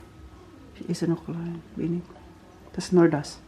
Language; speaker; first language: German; non-native, learner; Filipino